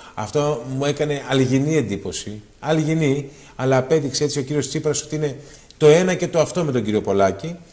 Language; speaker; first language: Greek; native; Greek